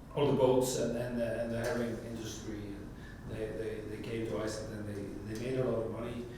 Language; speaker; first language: English; non-native, fluent; Icelandic